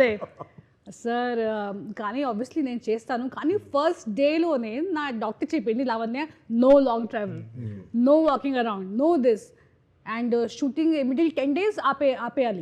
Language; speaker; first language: Telugu; non-native, fluent; Hindi